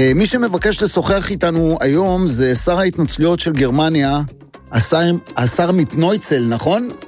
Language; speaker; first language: Hebrew; native; Hebrew